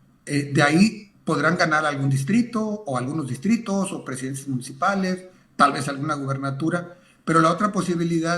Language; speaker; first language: Spanish; native; Spanish